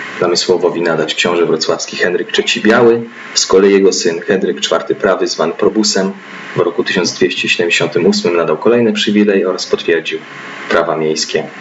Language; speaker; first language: Polish; native; Polish